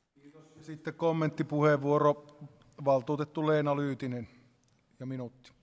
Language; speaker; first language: Finnish; native; Finnish